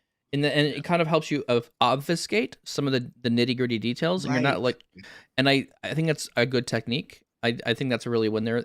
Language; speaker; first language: English; native; English